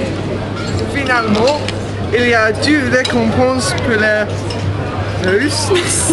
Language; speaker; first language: French; non-native, learner; English